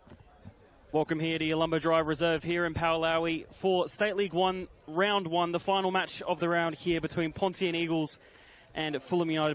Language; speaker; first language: English; native; English